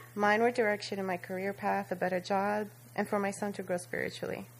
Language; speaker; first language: English; non-native, fluent; Spanish